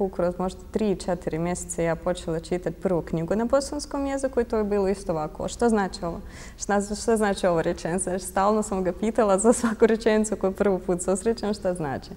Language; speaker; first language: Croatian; non-native, fluent; Russian